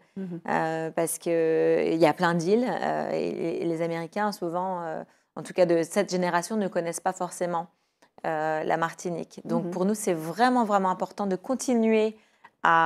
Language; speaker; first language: French; native; French